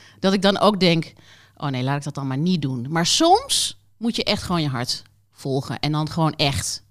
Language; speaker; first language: Dutch; native; Dutch